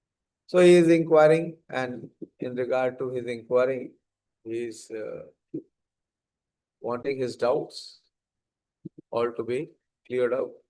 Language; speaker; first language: English; non-native, local second language; Hindi